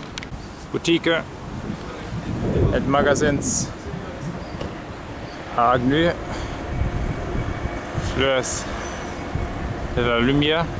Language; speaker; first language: French; non-native, learner; German